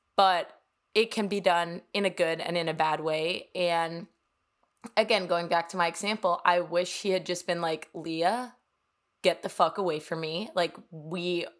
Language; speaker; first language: English; non-native, fluent; Danish